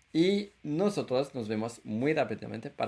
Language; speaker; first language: Spanish; non-native, fluent; French